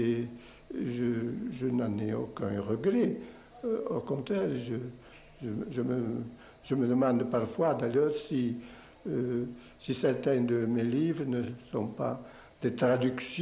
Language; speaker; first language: French; non-native, local second language; Occitan